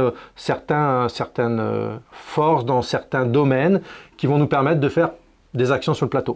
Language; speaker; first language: French; native; French